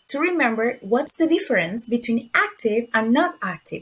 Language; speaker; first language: English; non-native, fluent; Spanish